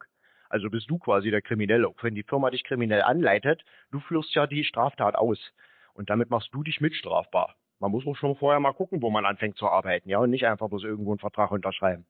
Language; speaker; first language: German; native; German